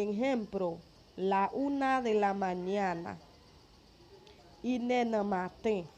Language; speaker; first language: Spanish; non-native, fluent; Haitian Creole